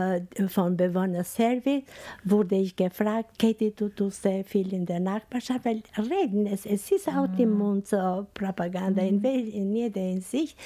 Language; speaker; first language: German; non-native, learner; Albanian